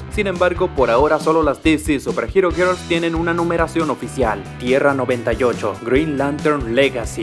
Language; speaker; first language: Spanish; native; Spanish